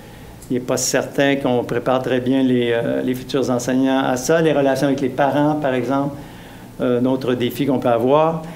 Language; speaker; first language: French; native; French